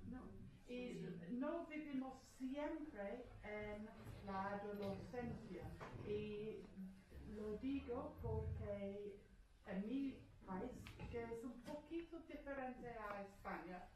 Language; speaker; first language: Spanish; non-native, fluent; English